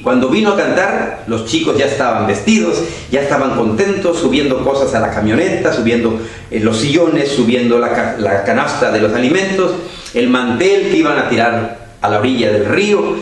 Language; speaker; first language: Spanish; native; Spanish